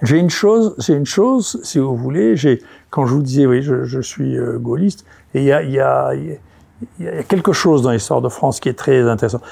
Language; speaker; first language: French; native; French